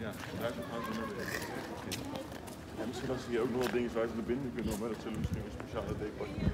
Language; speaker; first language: Dutch; native; Dutch